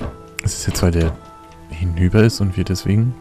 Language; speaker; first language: German; native; German